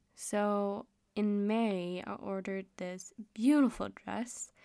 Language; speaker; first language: English; non-native, fluent; Danish